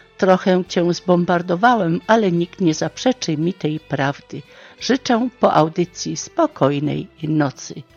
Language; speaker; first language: Polish; native; Polish